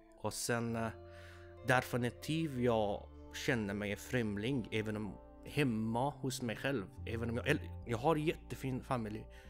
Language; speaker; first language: Swedish; non-native, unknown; Persian